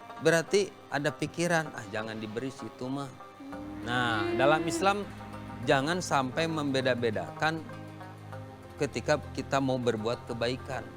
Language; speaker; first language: Indonesian; native; Indonesian